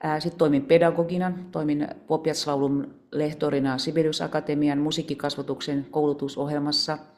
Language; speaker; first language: Finnish; native; Finnish